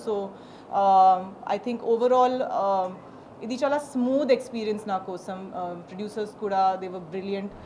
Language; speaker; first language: Telugu; non-native, learner; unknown